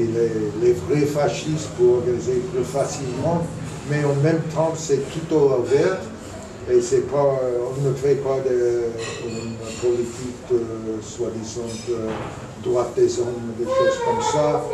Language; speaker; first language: French; non-native, fluent; English